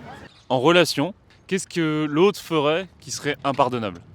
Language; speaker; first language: French; native; French